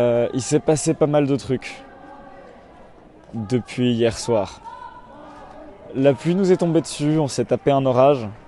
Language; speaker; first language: French; native; French